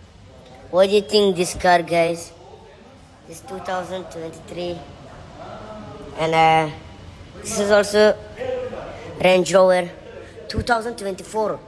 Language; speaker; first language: English; non-native, learner; Tajik